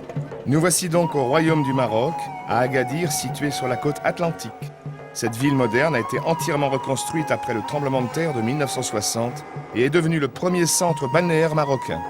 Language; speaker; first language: French; native; French